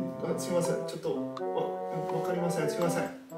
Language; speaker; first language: Japanese; non-native, learner; English